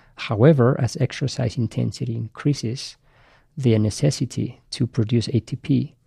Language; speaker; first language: English; non-native, fluent; Spanish